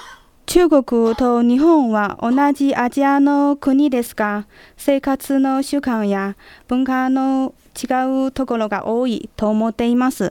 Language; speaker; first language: Japanese; non-native, fluent; Chinese